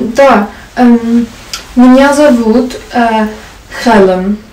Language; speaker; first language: Russian; non-native, learner; English